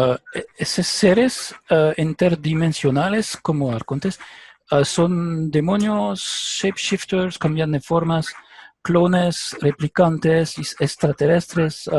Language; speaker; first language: Spanish; non-native, learner; French